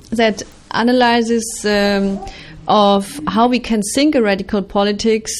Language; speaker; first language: English; non-native, fluent; German